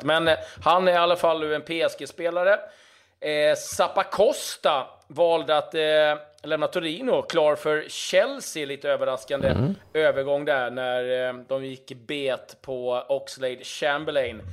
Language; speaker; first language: Swedish; native; Swedish